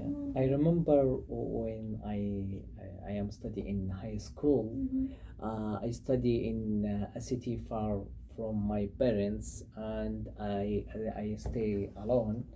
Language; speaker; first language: English; non-native, learner; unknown